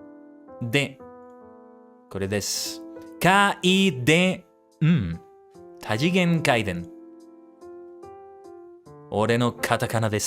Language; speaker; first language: Japanese; non-native, learner; English